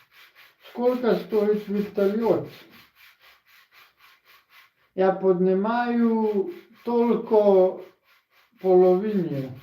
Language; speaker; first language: Russian; non-native, learner; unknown